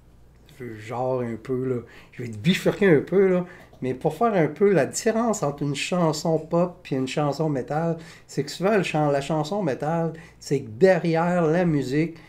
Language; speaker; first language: French; native; French